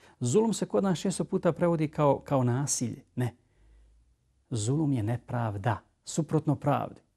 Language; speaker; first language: Bosnian; native; Bosnian